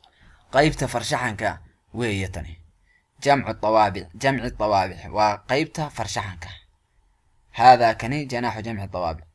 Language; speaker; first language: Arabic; non-native, fluent; Somali